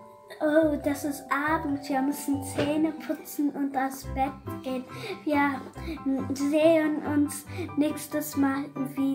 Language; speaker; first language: German; early bilingual, other home language; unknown